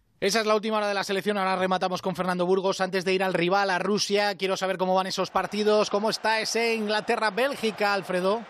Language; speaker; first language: Spanish; native; Spanish